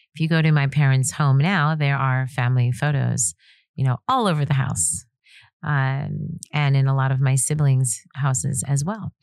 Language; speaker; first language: English; native; English